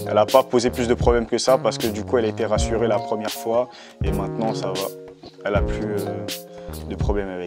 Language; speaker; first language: French; native; French